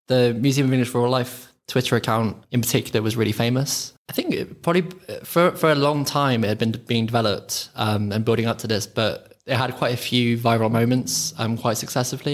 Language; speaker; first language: English; native; English